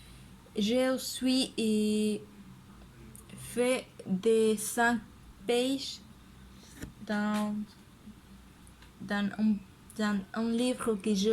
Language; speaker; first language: French; non-native, learner; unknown